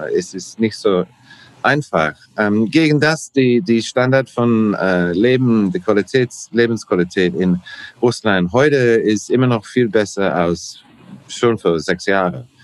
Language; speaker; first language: German; non-native, learner; English